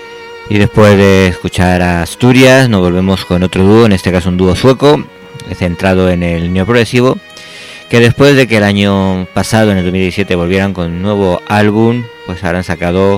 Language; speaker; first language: Spanish; native; Spanish